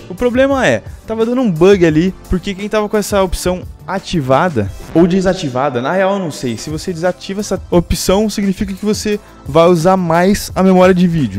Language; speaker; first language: Portuguese; native; Portuguese